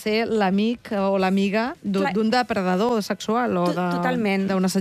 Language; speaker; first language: Catalan; native; Catalan